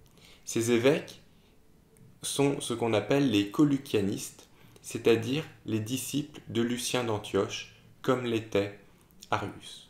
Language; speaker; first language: French; native; French